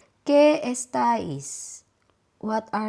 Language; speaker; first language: Spanish; non-native, learner; Filipino